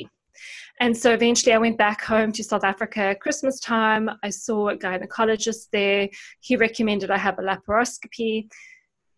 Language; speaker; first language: English; native; English